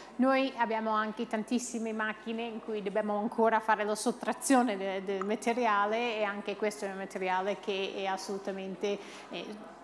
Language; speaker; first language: Italian; non-native, fluent; English